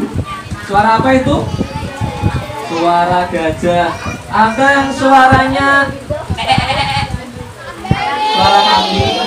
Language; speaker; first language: Indonesian; native; Indonesian